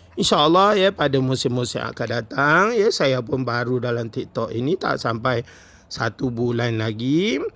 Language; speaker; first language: Malay; native; Malay